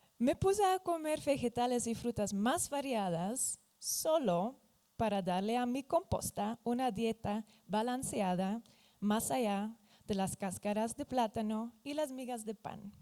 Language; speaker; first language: Spanish; non-native, fluent; Dutch